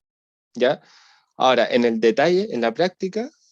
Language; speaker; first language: Spanish; native; Spanish